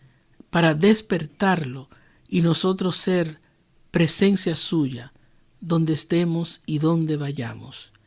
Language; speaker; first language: Spanish; native; Spanish